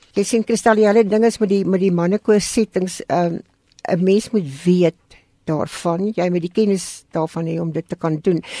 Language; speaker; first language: Afrikaans; native; Afrikaans